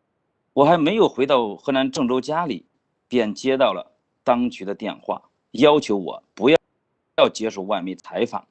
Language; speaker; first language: Chinese; native; Chinese